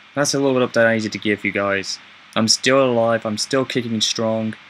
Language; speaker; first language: English; native; English